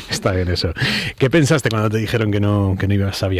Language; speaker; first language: Spanish; native; Spanish